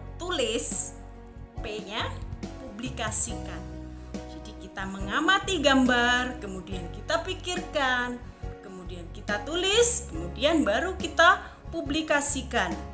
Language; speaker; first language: Indonesian; native; Indonesian